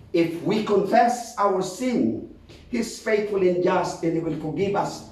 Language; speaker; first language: English; non-native, local second language; Filipino